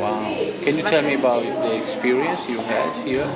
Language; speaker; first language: English; non-native, learner; Spanish